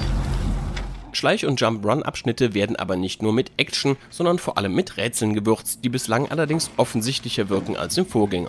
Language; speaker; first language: German; native; German